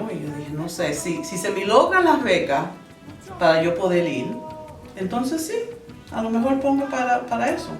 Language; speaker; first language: Spanish; early bilingual, other home language; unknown